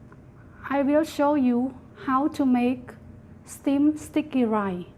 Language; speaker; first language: English; non-native, fluent; Khmer